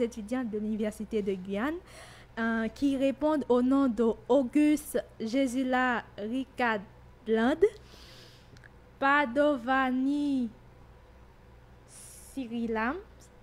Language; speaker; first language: French; native; French